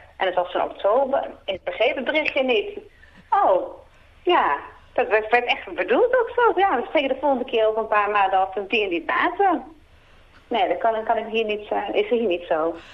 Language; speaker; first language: Dutch; native; Dutch